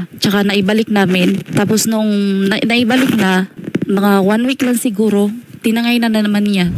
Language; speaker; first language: Filipino; non-native, local second language; Cebuano